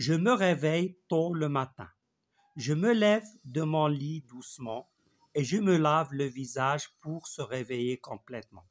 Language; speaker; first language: French; non-native, local second language; Arabic